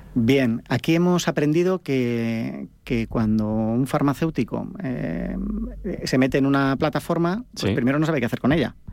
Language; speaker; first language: Spanish; native; Spanish